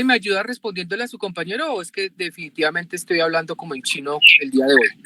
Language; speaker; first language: Spanish; native; Spanish